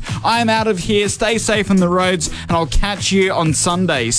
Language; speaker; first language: English; native; English